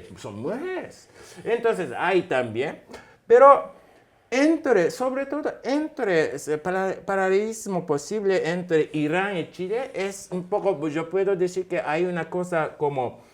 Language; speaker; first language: Spanish; non-native, fluent; Japanese